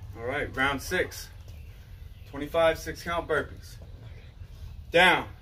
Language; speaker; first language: English; native; English